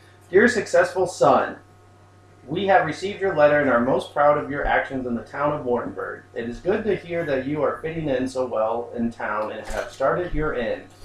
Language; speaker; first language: English; native; English